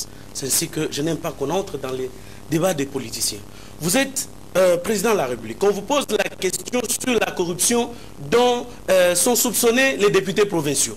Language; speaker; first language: French; non-native, local second language; Lingala